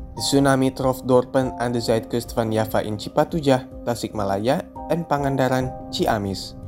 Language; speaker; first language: Dutch; non-native, fluent; Indonesian